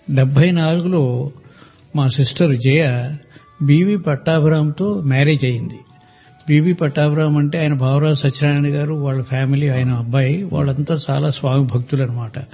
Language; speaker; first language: Telugu; native; Telugu